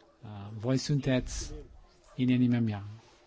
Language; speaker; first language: Romanian; non-native, learner; English